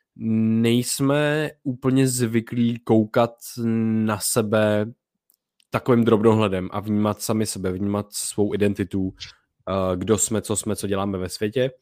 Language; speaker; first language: Czech; native; Czech